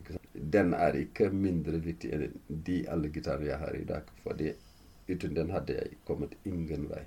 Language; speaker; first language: Norwegian; non-native, fluent; Fula